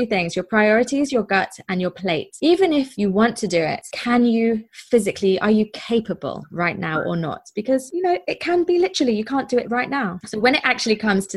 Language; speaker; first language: English; native; English